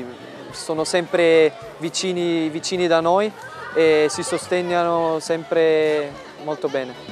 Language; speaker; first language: Italian; non-native, fluent; German